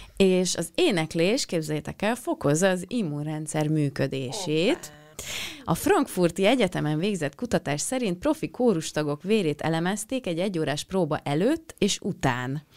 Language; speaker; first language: Hungarian; native; Hungarian